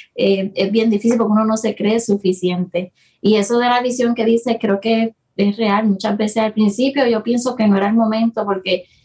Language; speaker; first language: Spanish; native; Spanish